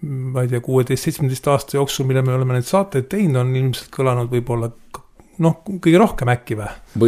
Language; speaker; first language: Estonian; native; Estonian